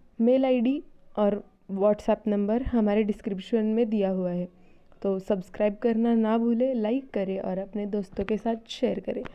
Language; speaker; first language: Hindi; non-native, local second language; Marathi